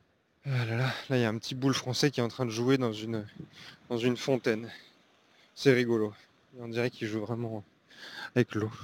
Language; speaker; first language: French; native; French